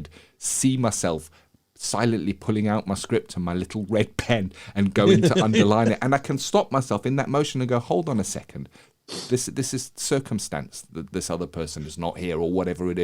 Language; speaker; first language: English; native; English